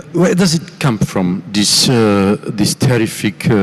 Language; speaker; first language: English; non-native, fluent; Slovak